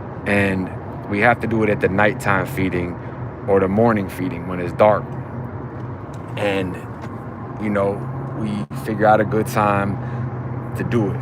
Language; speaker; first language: English; native; English